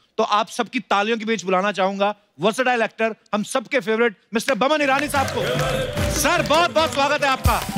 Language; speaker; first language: Hindi; non-native, local second language; Punjabi